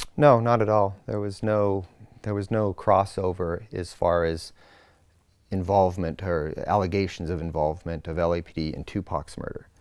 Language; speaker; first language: English; native; English